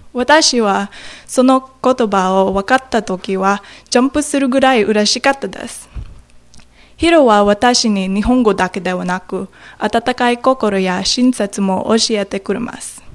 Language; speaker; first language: Japanese; non-native, learner; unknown